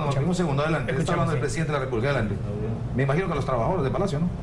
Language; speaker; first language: Spanish; native; Spanish